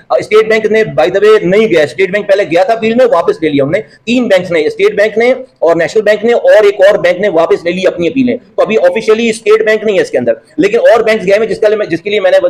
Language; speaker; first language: Urdu; native; Urdu